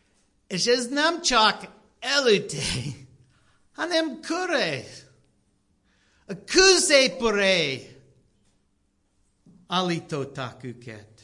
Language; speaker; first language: Hungarian; non-native, learner; English